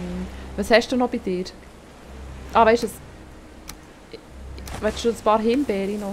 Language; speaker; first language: German; native; German